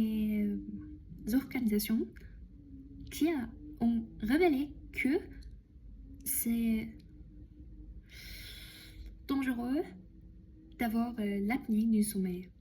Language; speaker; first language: French; non-native, learner; Chinese